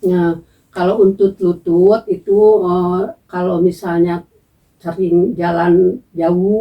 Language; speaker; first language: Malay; non-native, local second language; Sundanese